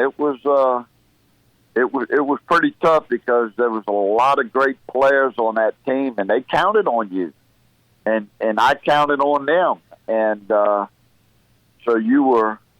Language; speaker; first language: English; native; English